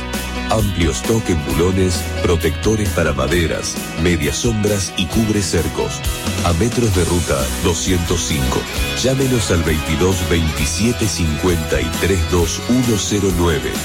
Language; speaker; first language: Spanish; native; Spanish